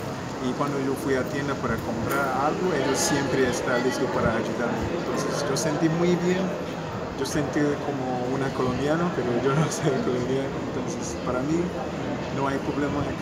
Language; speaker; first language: Spanish; non-native, learner; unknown